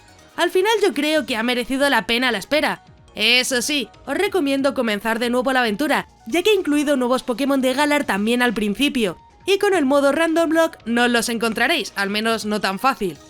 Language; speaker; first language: Spanish; native; Spanish